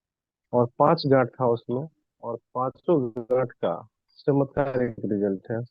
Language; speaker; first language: Hindi; native; Hindi